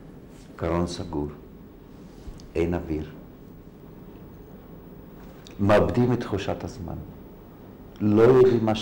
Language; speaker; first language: Hebrew; non-native, fluent; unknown